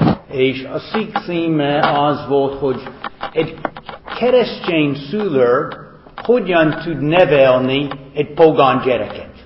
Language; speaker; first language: Hungarian; non-native, fluent; English